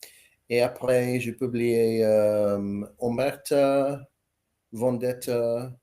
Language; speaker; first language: French; non-native, learner; English